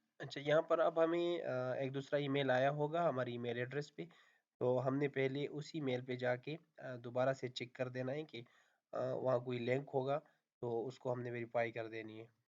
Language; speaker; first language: Hindi; non-native, local second language; Punjabi